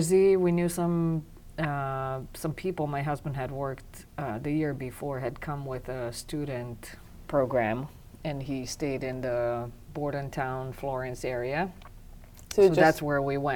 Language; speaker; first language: English; non-native, fluent; Romanian